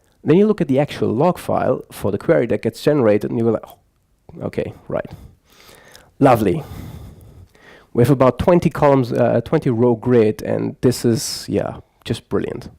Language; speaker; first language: English; non-native, fluent; German